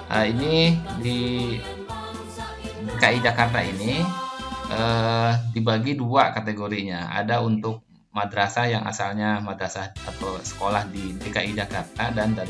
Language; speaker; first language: Indonesian; native; Indonesian